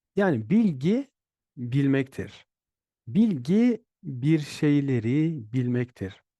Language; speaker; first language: Turkish; native; Turkish